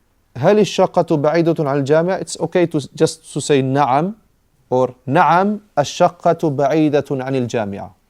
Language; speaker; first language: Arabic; non-native, fluent; English